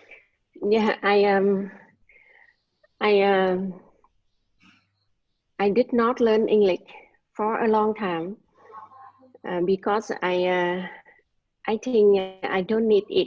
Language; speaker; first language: English; non-native, learner; Vietnamese